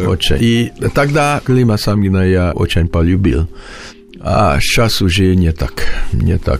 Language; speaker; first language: Russian; non-native, learner; Hungarian